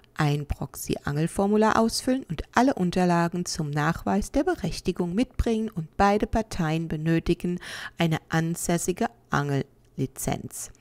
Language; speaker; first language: German; native; German